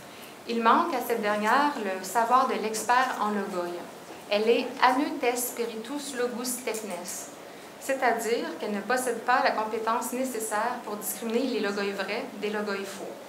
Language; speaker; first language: French; native; French